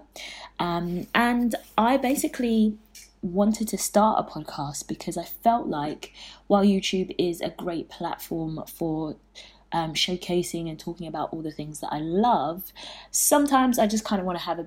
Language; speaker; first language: English; native; English